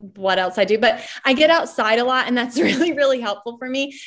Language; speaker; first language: English; native; English